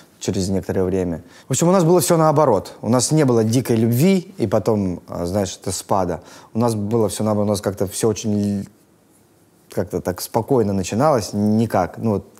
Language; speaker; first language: Russian; native; Russian